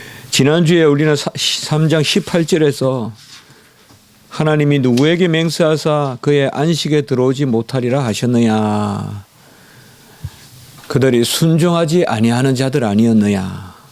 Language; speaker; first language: Korean; native; Korean